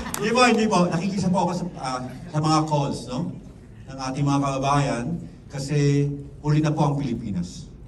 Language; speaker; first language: Filipino; native; Filipino